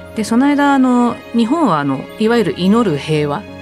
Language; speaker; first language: Japanese; native; Japanese